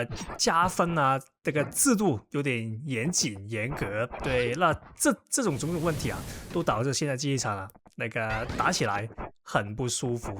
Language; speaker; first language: Chinese; non-native, local second language; Cantonese